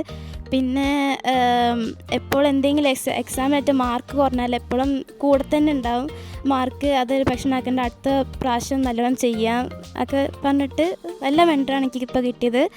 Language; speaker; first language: Malayalam; early bilingual, heritage; Malayalam